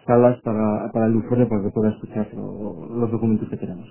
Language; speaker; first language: Spanish; non-native, local second language; Basque